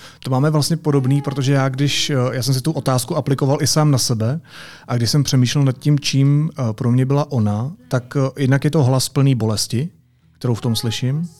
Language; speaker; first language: Czech; native; Czech